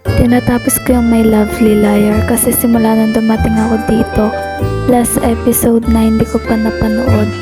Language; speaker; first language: Filipino; native; Filipino